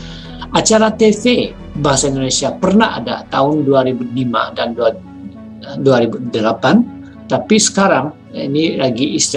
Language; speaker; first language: Indonesian; non-native, fluent; Japanese